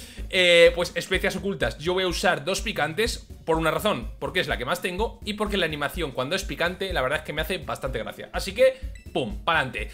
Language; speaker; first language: Spanish; native; Spanish